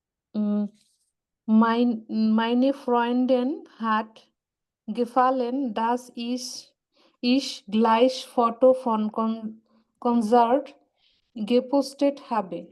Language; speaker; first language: German; non-native, learner; Bangla